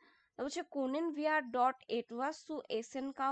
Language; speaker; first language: German; non-native, fluent; Bangla